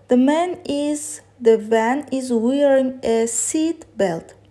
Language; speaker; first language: English; non-native, fluent; Kazakh